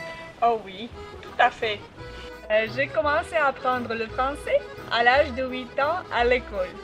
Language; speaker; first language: French; non-native, fluent; Russian